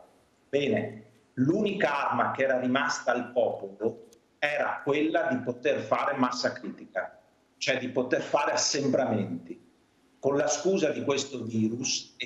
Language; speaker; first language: Italian; native; Italian